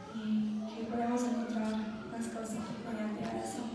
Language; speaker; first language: Spanish; non-native, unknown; English